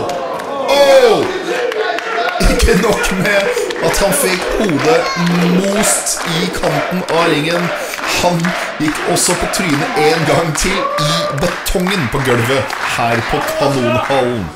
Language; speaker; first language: Norwegian; native; Norwegian